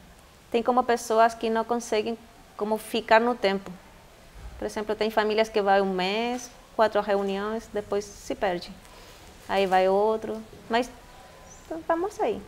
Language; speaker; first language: Portuguese; non-native, fluent; Spanish